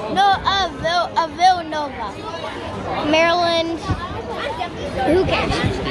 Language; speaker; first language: English; native; English